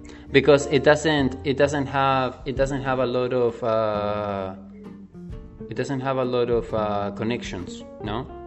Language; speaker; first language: English; non-native, fluent; Spanish